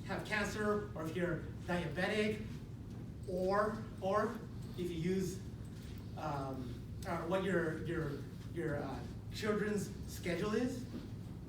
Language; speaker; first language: English; non-native, fluent; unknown